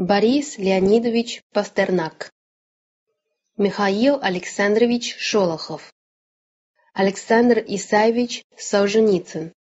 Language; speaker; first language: Russian; non-native, fluent; Chinese